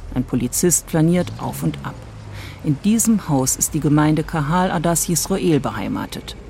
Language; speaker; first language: German; native; German